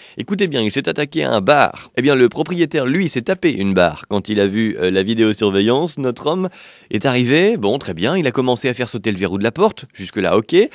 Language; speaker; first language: French; native; French